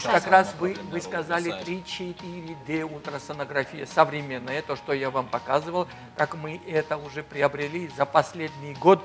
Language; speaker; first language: Russian; non-native, fluent; Georgian